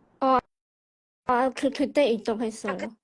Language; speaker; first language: Korean; non-native, fluent; Chinese